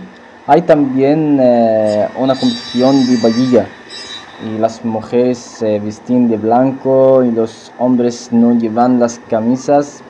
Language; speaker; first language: Spanish; non-native, learner; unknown